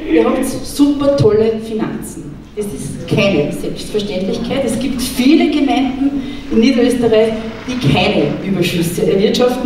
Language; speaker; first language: German; native; German